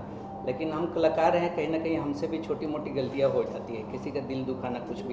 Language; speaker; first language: Hindi; native; Hindi